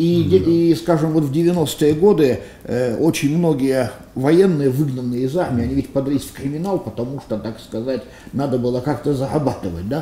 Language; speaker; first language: Russian; native; Russian